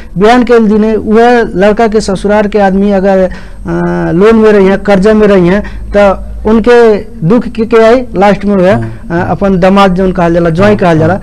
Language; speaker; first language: Bhojpuri; non-native, local second language; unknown